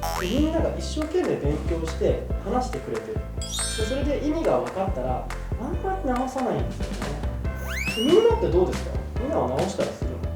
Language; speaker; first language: Japanese; native; Japanese